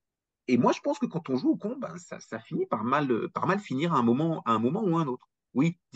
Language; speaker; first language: French; native; French